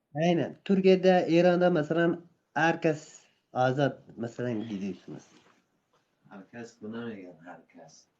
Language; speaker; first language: Turkish; non-native, fluent; Persian